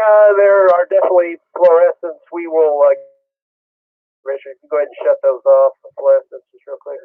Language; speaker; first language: English; native; English